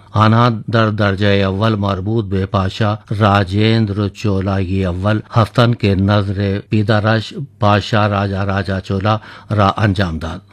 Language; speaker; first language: Persian; non-native, fluent; Urdu